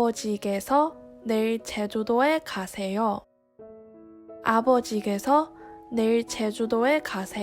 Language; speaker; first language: Korean; non-native, fluent; Chinese